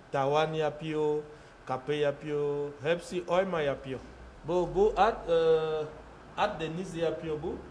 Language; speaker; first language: Turkish; non-native, learner; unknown